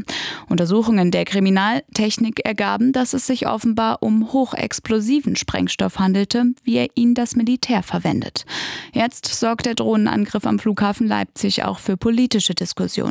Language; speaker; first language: German; native; German